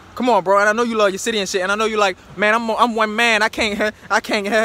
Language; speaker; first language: English; native; English